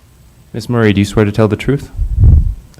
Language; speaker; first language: English; native; English